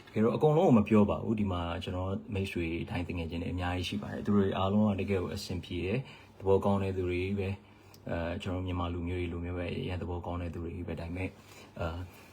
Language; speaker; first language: Burmese; native; Burmese